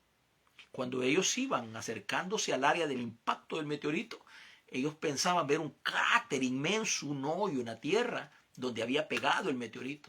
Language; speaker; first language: Spanish; native; Spanish